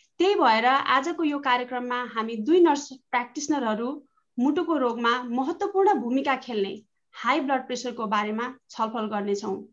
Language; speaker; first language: Nepali; native; Nepali